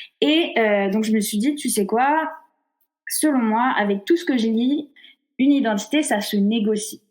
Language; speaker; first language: French; native; French